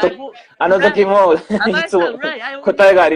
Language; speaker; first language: Japanese; non-native, learner; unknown